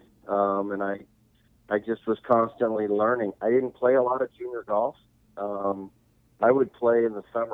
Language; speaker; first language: English; native; English